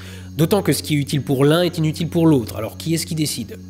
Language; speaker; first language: French; native; French